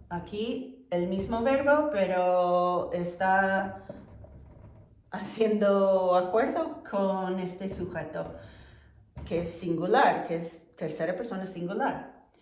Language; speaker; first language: Spanish; non-native, fluent; English